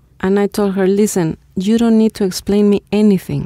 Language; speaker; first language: English; non-native, fluent; Spanish